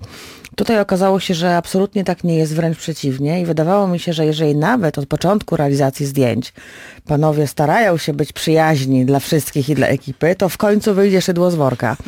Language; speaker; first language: Polish; native; Polish